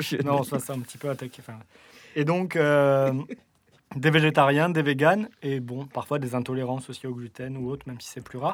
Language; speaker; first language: French; native; French